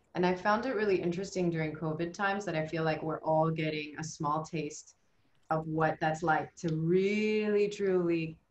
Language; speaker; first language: English; early bilingual, other home language; Spanish